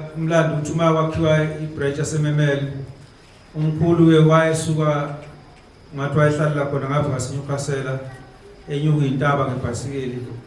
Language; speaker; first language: Zulu; native; Zulu